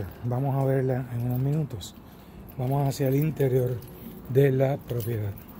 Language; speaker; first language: Spanish; native; Spanish